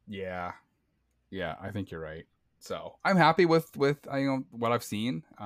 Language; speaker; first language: English; native; English